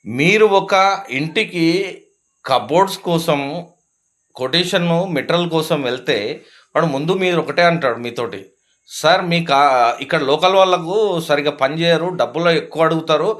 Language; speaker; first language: Telugu; native; Telugu